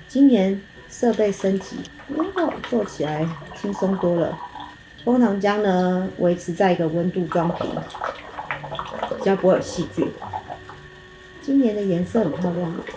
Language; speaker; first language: Chinese; native; Chinese